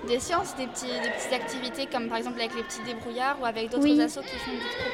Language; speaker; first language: French; native; French